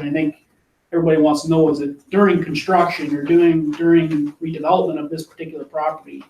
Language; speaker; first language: English; native; English